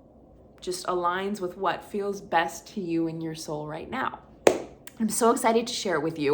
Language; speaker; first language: English; native; English